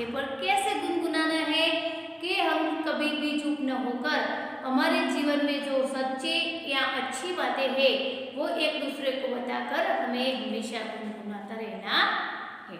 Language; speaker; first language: Hindi; non-native, local second language; Gujarati